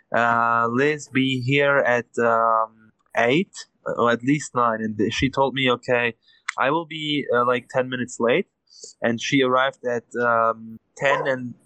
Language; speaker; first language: English; non-native, learner; German